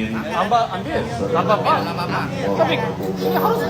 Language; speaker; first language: Indonesian; non-native, fluent; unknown